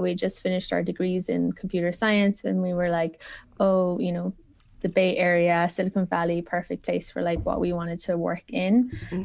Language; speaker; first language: English; native; English